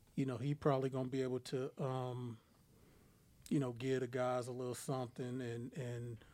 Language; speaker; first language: English; native; English